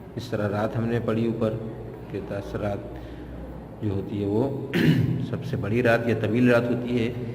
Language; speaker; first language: Urdu; native; Urdu